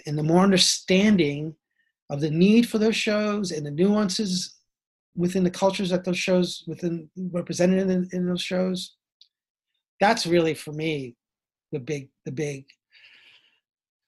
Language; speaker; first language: English; native; English